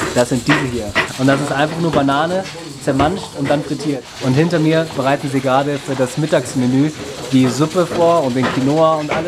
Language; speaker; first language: German; native; German